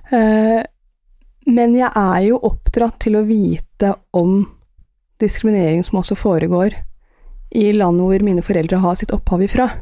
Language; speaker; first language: Norwegian; early bilingual, other home language; Persian